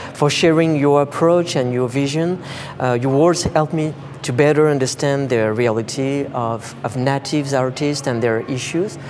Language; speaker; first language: English; non-native, fluent; French